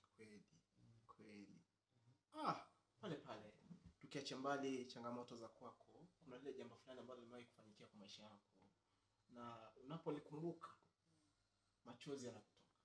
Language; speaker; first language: Swahili; native; Swahili